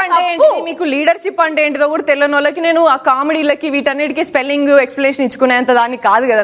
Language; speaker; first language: Telugu; native; Telugu